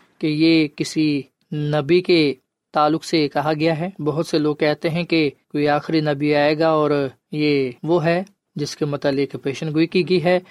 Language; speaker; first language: Urdu; non-native, local second language; Punjabi